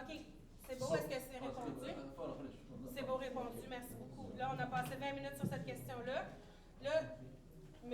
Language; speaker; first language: French; native; French